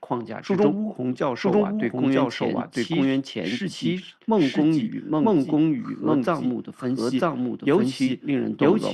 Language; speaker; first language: Chinese; native; Chinese